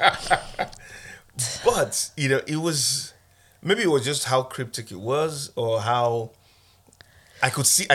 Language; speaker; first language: English; non-native, local second language; Igbo